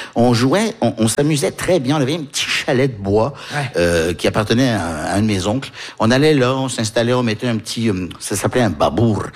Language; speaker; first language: French; early bilingual, heritage; French